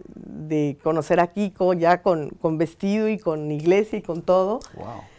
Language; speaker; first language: Spanish; native; Spanish